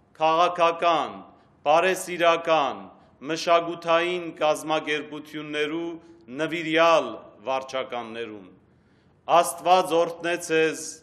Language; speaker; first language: Armenian; early bilingual, heritage; Armenian